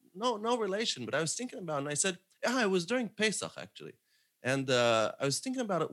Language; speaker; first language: English; non-native, fluent; Hebrew